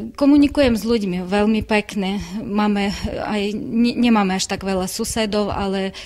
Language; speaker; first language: Slovak; non-native, fluent; Ukrainian